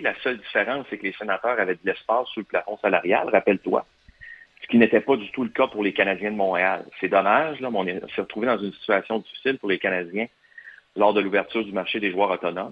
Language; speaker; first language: French; native; French